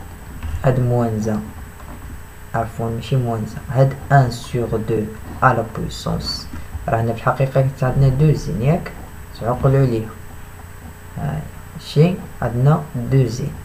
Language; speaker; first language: Arabic; native; Arabic